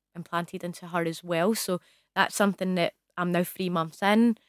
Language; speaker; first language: English; native; English